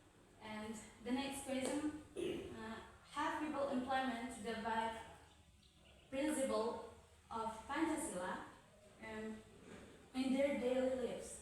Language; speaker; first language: English; non-native, learner; Indonesian